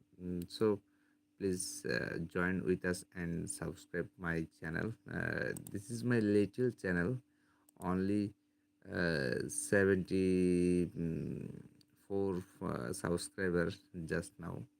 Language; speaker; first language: English; non-native, local second language; Bangla